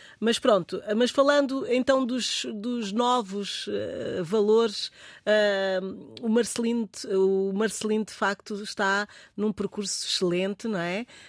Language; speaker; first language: Portuguese; native; Portuguese